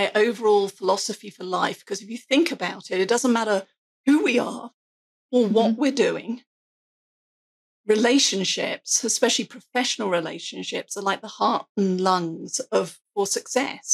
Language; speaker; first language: English; native; English